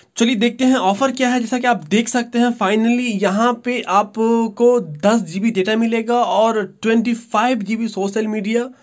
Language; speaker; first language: Hindi; native; Hindi